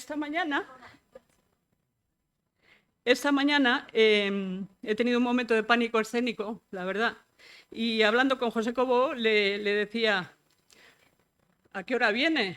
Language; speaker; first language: Spanish; native; Spanish